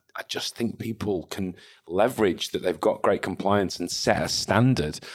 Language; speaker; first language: English; native; English